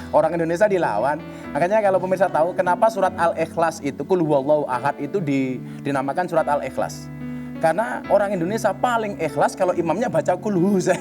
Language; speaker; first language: Indonesian; native; Indonesian